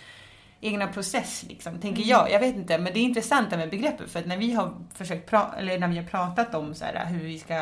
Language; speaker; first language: Swedish; native; Swedish